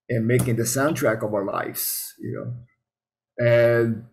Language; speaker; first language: English; early bilingual, other home language; Spanish